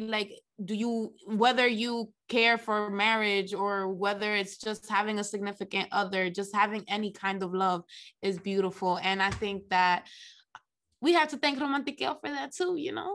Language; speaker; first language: English; early bilingual, other home language; Spanish